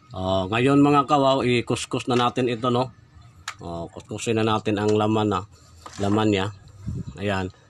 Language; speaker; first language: Filipino; non-native, local second language; Cebuano